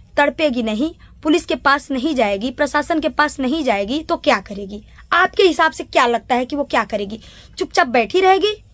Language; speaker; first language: Hindi; native; Hindi